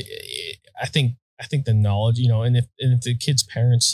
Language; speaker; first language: English; native; English